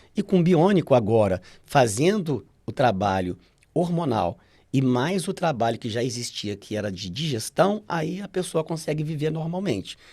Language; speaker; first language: Portuguese; native; Portuguese